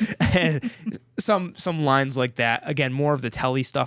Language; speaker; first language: English; native; English